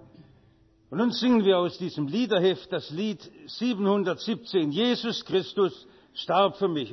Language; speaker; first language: German; native; German